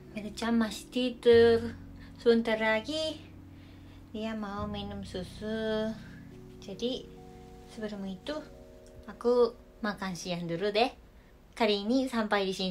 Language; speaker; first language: Indonesian; non-native, fluent; Japanese